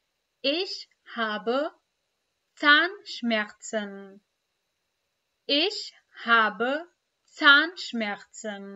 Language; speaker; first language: German; non-native, fluent; Urdu